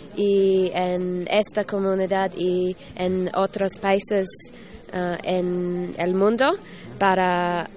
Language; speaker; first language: Spanish; non-native, learner; English